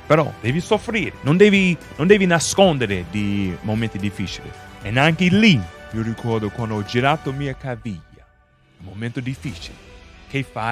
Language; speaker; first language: Italian; non-native, fluent; English